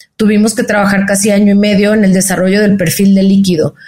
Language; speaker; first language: Spanish; native; Spanish